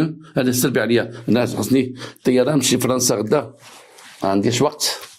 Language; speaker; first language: Arabic; native; Arabic